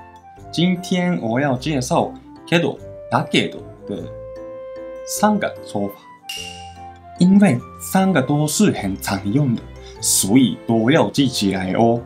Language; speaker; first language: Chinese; non-native, fluent; Japanese